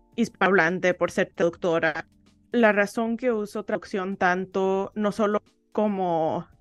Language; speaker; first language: Spanish; early bilingual, heritage; Spanish